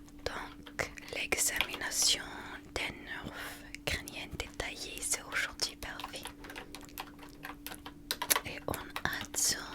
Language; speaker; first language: French; non-native, fluent; English